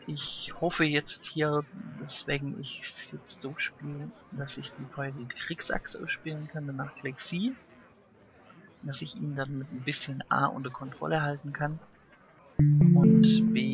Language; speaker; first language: German; native; German